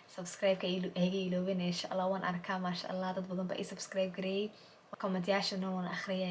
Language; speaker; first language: Somali; early bilingual, heritage; Somali